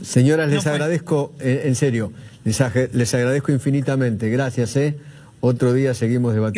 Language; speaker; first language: Spanish; native; Spanish